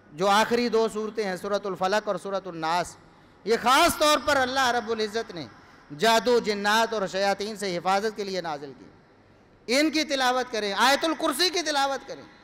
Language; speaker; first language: Urdu; non-native, local second language; Punjabi